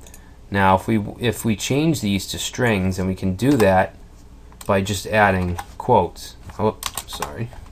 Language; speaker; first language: English; native; English